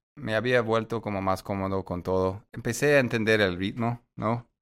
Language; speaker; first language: Spanish; non-native, fluent; English